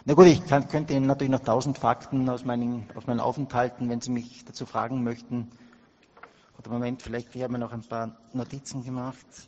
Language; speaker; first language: German; native; German